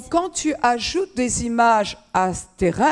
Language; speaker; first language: French; native; French